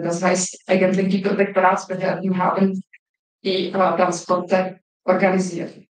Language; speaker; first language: German; non-native, fluent; Czech